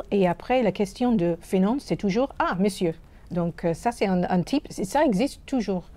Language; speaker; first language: French; non-native, fluent; English